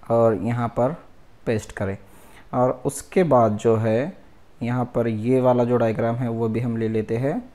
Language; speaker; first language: Hindi; non-native, local second language; Marathi